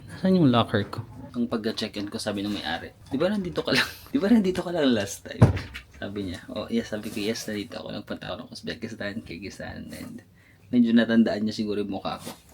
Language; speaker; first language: Filipino; native; Filipino